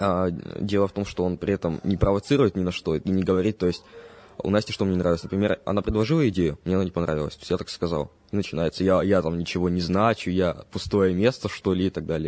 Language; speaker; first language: Russian; native; Russian